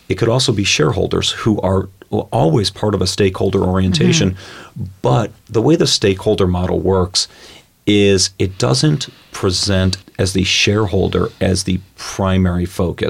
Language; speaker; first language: English; native; English